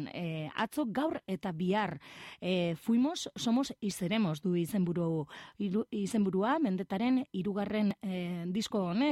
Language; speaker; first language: Basque; native; Basque